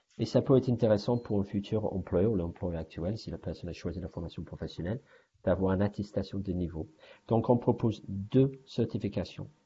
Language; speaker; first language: French; non-native, fluent; English